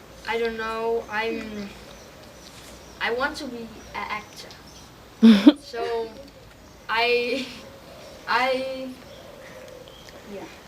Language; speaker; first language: English; non-native, learner; Danish